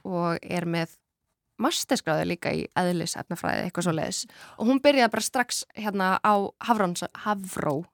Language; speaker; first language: Icelandic; early bilingual, other home language; Kurdish